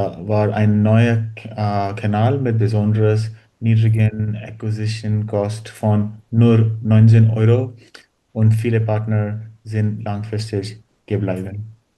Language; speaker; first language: German; non-native, learner; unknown